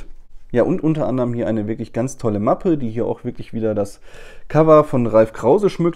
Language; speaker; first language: German; native; German